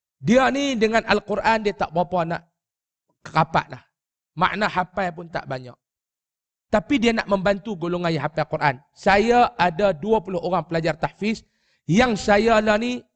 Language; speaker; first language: Malay; native; Malay